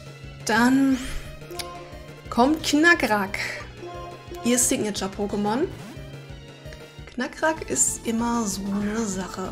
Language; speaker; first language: German; native; German